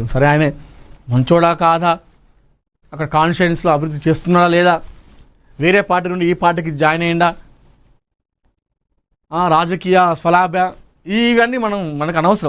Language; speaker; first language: Telugu; native; Telugu